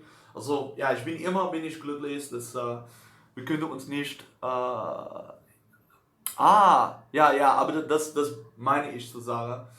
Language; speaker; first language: German; non-native, learner; Dutch